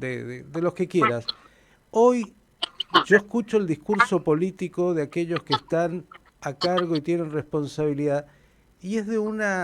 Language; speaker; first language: Spanish; native; Spanish